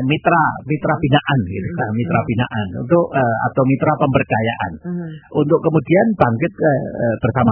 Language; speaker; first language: Indonesian; non-native, local second language; Javanese